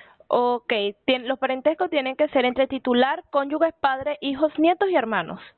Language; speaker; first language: Spanish; native; Spanish